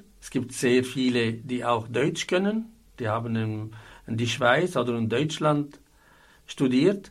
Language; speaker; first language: German; non-native, fluent; Arabic